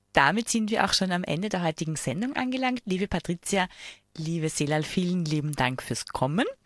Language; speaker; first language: German; native; German